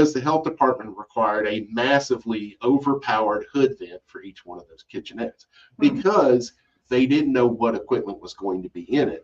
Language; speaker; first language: English; native; English